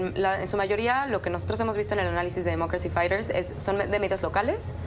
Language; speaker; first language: Spanish; native; Spanish